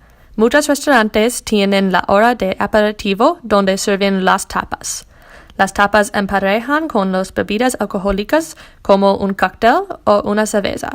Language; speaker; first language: Spanish; non-native, learner; English